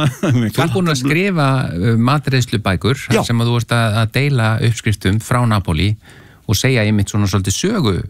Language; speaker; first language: Icelandic; native; Icelandic